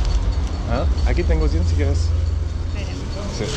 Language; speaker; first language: Spanish; non-native, fluent; French